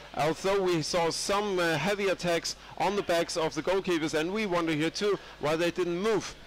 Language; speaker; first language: English; non-native, fluent; German